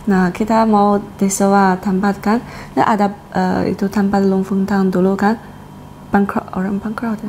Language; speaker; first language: Indonesian; non-native, learner; Chinese